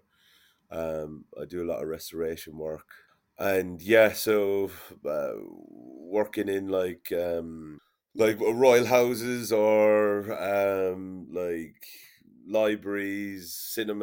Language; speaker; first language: English; native; English